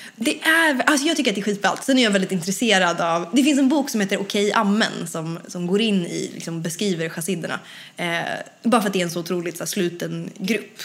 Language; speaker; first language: Swedish; native; Swedish